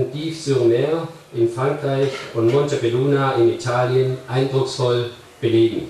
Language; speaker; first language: German; native; German